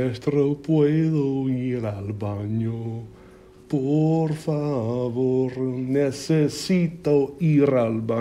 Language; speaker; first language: Spanish; non-native, fluent; English